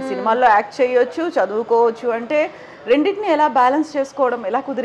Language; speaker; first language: Telugu; native; Telugu